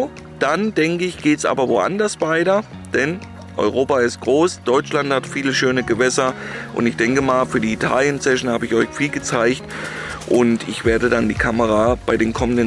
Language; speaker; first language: German; native; German